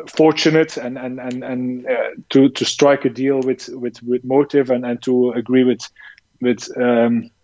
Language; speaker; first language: English; non-native, fluent; Dutch